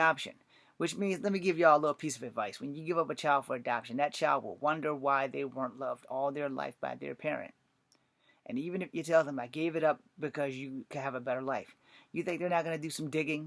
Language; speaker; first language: English; native; English